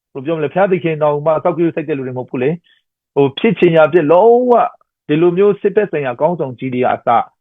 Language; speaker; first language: Burmese; non-native, local second language; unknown